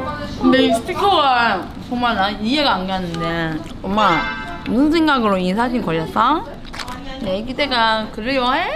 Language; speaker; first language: Korean; non-native, fluent; Chinese